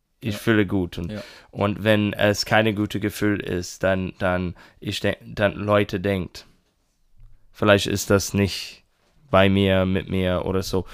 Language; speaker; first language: German; non-native, learner; English